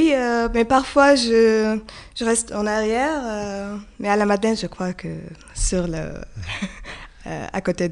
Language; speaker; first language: French; non-native, learner; Arabic